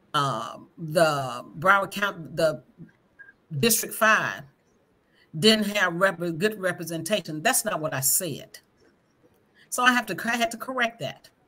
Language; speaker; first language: English; native; English